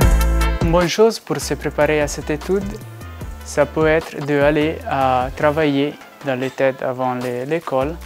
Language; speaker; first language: French; non-native, local second language; Italian